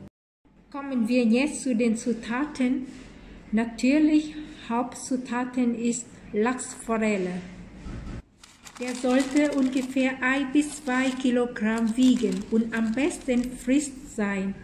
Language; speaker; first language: German; non-native, fluent; Vietnamese